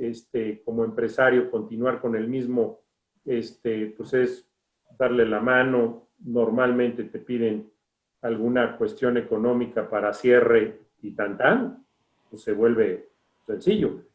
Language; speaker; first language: Spanish; native; Spanish